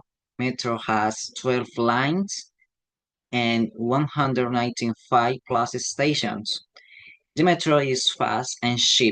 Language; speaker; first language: English; non-native, learner; Spanish